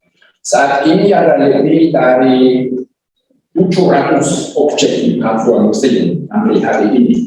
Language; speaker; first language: Indonesian; non-native, learner; German